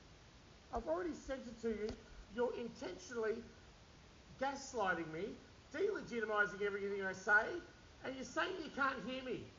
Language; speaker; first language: English; native; English